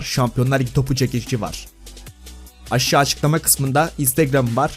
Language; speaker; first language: Turkish; native; Turkish